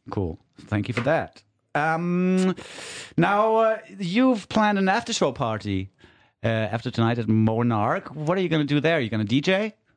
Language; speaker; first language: English; non-native, fluent; German